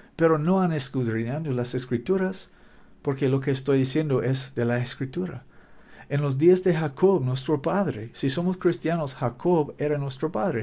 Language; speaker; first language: Spanish; non-native, learner; English